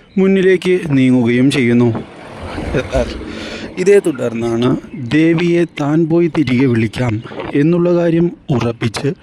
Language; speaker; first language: Malayalam; native; Malayalam